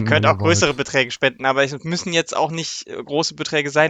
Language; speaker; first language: German; native; German